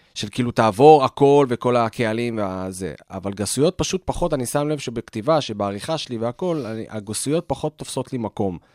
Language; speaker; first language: Hebrew; native; Hebrew